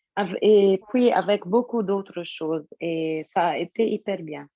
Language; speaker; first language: French; non-native, local second language; Arabic